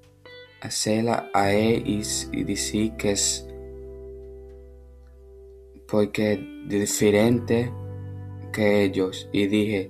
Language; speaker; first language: Spanish; non-native, learner; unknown